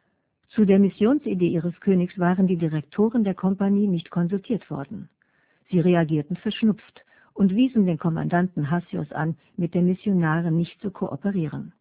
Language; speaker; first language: German; native; German